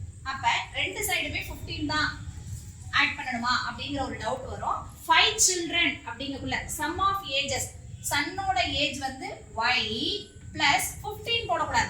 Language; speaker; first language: Tamil; native; Tamil